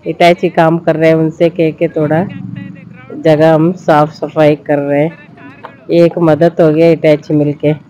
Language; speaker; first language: Hindi; non-native, local second language; Kannada